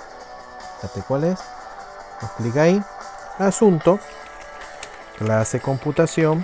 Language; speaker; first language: Spanish; native; Spanish